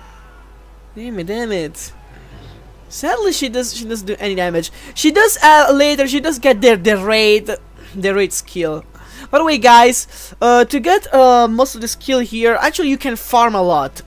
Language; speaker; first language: English; non-native, fluent; Italian